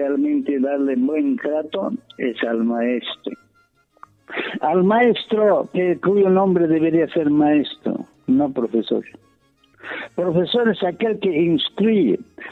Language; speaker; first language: Spanish; native; Spanish